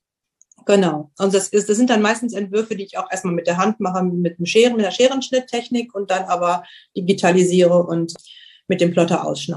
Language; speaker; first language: German; native; German